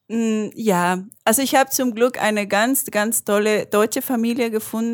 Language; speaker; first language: German; non-native, learner; Spanish